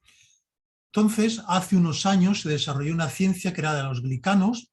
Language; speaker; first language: Spanish; native; Spanish